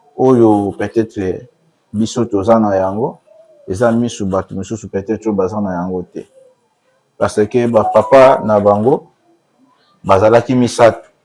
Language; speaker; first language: Lingala; non-native, local second language; Kongo